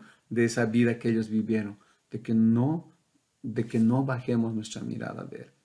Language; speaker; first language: Spanish; native; Spanish